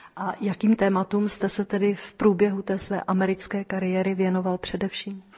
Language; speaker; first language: Czech; native; Czech